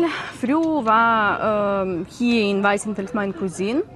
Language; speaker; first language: German; non-native, learner; Ukrainian